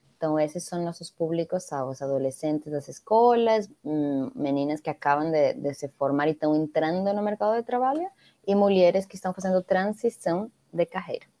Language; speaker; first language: Portuguese; non-native, fluent; Spanish